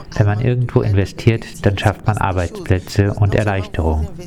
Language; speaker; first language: German; non-native, fluent; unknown